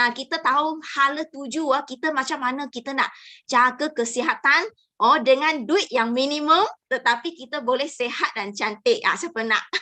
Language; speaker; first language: Malay; non-native, local second language; Chinese